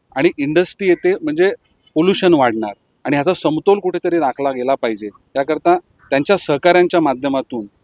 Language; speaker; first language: Marathi; native; Marathi